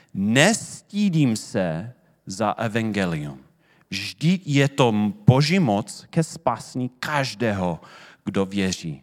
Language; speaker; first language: Czech; non-native, fluent; English